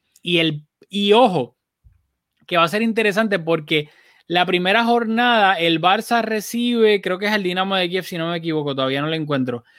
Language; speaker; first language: Spanish; native; Spanish